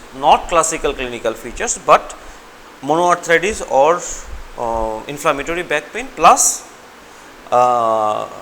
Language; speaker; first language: English; non-native, local second language; Bangla